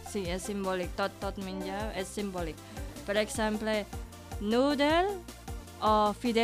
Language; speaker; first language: Catalan; non-native, learner; Indonesian